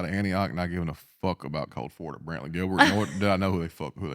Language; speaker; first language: English; native; English